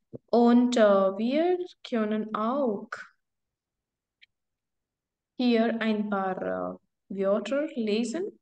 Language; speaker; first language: German; non-native, fluent; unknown